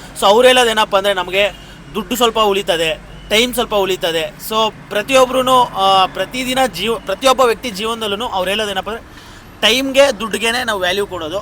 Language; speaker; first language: Kannada; native; Kannada